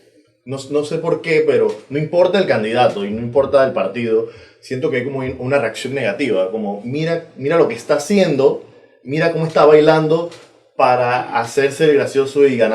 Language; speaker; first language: Spanish; native; Spanish